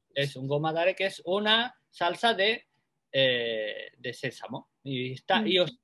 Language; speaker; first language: Spanish; native; Spanish